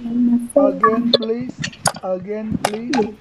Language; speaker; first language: English; non-native, fluent; Vietnamese